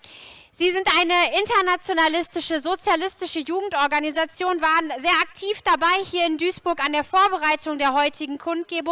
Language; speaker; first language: German; native; German